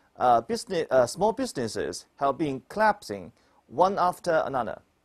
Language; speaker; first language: English; non-native, fluent; Chinese